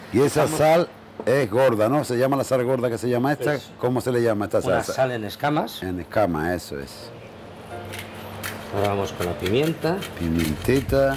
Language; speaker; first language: Spanish; native; Spanish